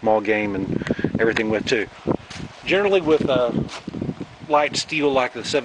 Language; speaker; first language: English; native; English